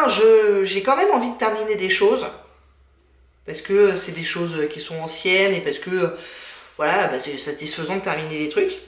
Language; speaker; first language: French; native; French